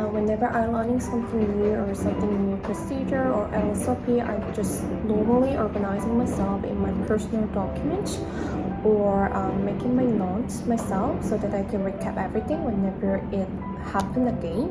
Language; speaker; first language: English; non-native, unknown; Korean